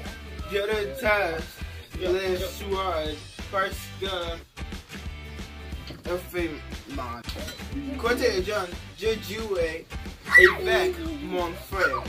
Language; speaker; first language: French; non-native, learner; English